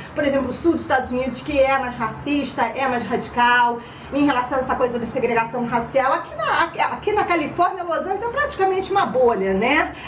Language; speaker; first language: Portuguese; native; Portuguese